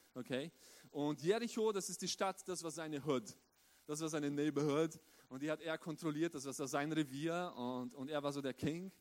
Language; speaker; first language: German; early bilingual, other home language; Romanian